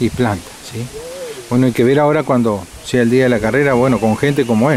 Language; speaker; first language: Spanish; native; Spanish